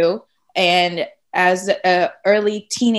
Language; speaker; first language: English; non-native, local second language; Tamil